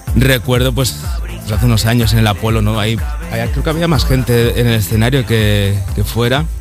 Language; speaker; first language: Spanish; native; Spanish